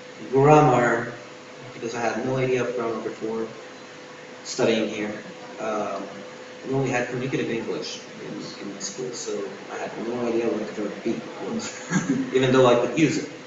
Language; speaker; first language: English; non-native, fluent; Spanish